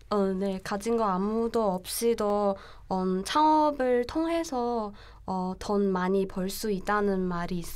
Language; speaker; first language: Korean; non-native, learner; Chinese